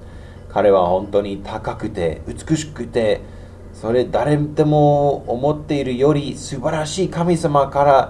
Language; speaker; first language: Japanese; non-native, learner; English